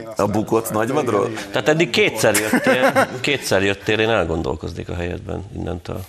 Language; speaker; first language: Hungarian; native; Hungarian